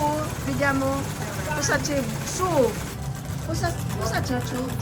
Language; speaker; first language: Italian; non-native, learner; Filipino